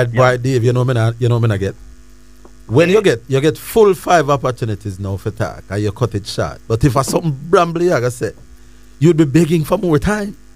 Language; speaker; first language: English; native; English